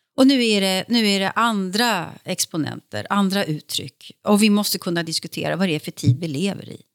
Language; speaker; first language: Swedish; native; Swedish